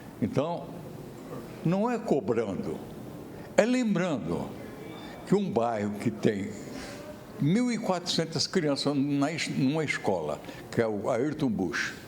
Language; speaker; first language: Portuguese; native; Portuguese